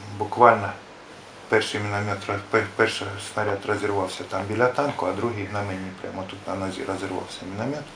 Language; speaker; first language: Ukrainian; non-native, local second language; Russian